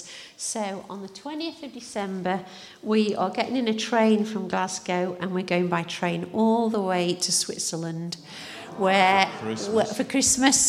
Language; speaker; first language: English; native; English